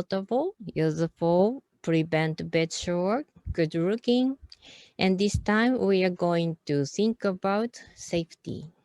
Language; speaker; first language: English; non-native, learner; Japanese